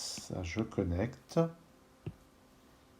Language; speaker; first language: French; native; French